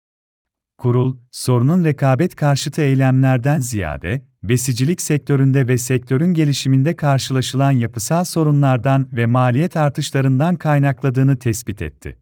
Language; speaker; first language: Turkish; native; Turkish